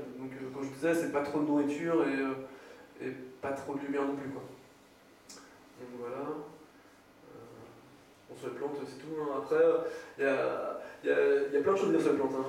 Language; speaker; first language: French; native; French